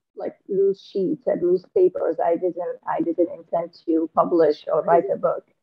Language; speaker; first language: English; non-native, fluent; Arabic